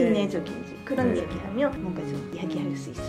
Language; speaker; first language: Korean; non-native, fluent; Japanese